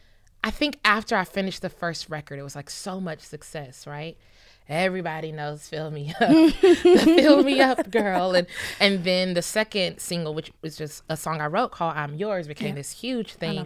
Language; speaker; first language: English; native; English